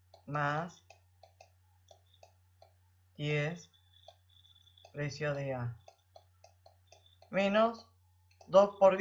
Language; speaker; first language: Spanish; native; Spanish